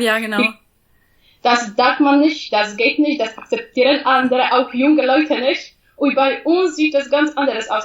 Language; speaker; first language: German; non-native, fluent; Polish